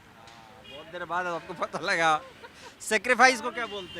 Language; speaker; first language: Hindi; native; Hindi